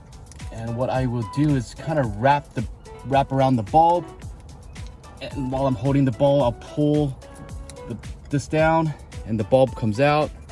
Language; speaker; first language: English; native; English